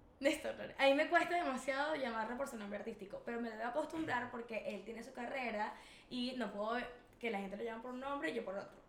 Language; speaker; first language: Spanish; native; Spanish